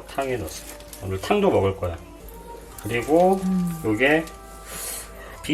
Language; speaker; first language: Korean; native; Korean